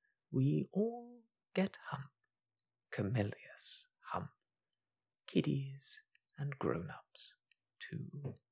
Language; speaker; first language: English; native; English